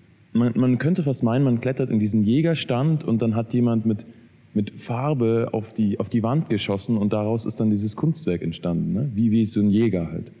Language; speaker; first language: German; native; German